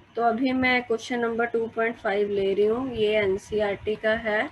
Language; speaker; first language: Hindi; non-native, local second language; Punjabi